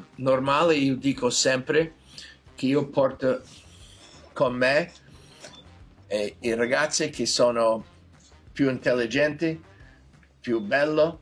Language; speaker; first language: Italian; non-native, learner; English